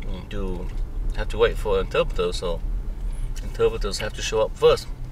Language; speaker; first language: English; non-native, fluent; Vietnamese